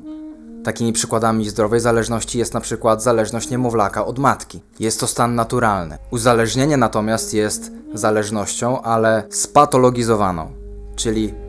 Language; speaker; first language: Polish; native; Polish